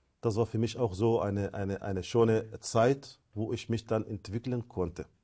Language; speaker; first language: German; non-native, fluent; Arabic